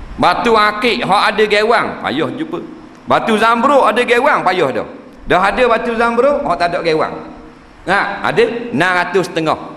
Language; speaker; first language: Malay; native; Malay